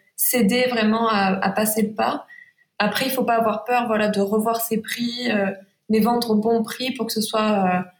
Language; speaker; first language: French; native; French